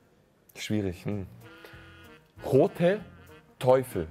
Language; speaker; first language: German; native; German